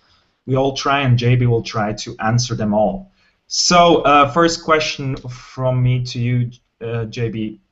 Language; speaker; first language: English; non-native, fluent; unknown